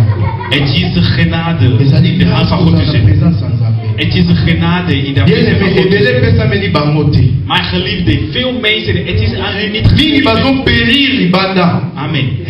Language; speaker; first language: Dutch; non-native, fluent; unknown